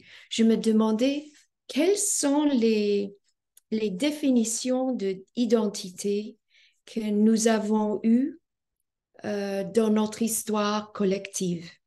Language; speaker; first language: French; non-native, fluent; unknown